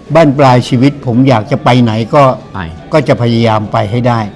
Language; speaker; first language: Thai; native; Thai